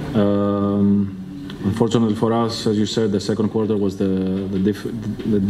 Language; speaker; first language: English; non-native, fluent; Greek